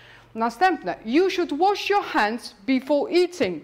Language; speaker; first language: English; non-native, fluent; Polish